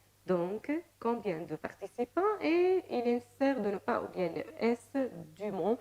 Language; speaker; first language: French; non-native, fluent; Arabic